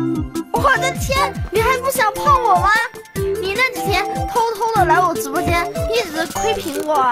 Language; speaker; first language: Chinese; native; Chinese